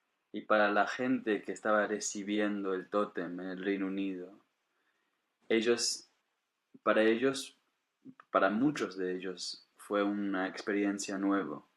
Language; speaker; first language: Spanish; non-native, fluent; English